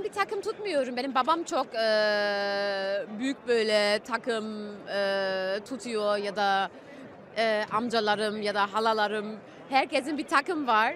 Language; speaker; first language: Turkish; early bilingual, heritage; German